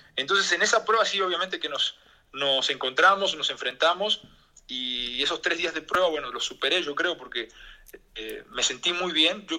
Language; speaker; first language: Spanish; native; Spanish